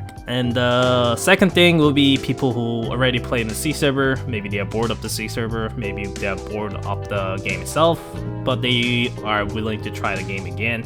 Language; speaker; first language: English; non-native, fluent; Korean